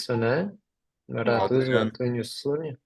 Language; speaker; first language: Latvian; native; Latvian